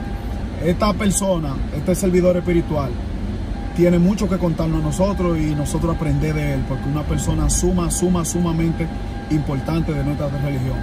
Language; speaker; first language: Spanish; native; Spanish